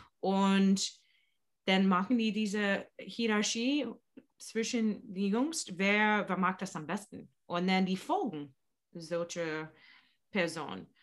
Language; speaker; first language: German; non-native, learner; English